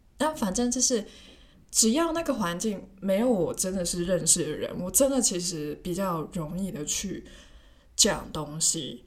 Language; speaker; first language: Chinese; non-native, local second language; Cantonese